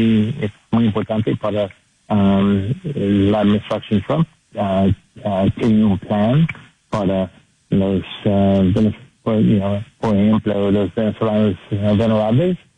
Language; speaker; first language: Spanish; non-native, learner; English